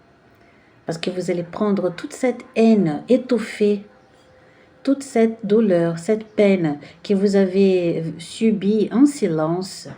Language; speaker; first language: French; non-native, fluent; Portuguese